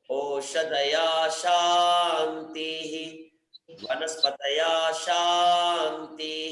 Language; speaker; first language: Hindi; non-native, local second language; Telugu